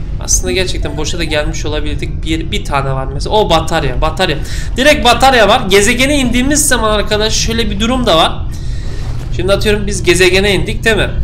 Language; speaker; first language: Turkish; early bilingual, heritage; Turkish